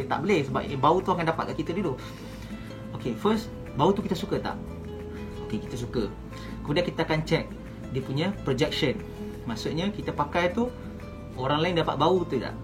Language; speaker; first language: Malay; native; Malay